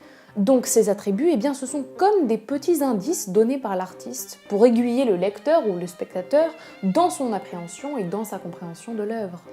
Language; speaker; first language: French; native; French